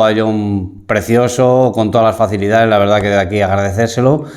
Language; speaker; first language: Spanish; native; Spanish